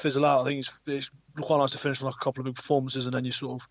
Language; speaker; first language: English; native; English